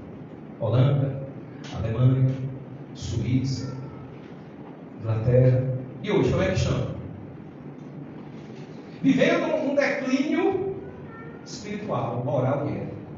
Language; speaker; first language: Portuguese; native; Portuguese